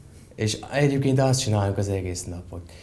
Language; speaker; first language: Hungarian; non-native, fluent; German